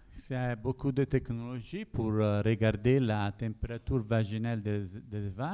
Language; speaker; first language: French; non-native, learner; Italian